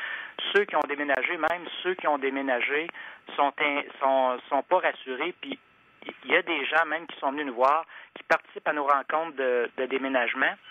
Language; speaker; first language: French; native; French